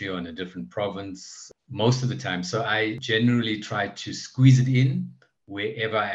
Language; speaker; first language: English; native; English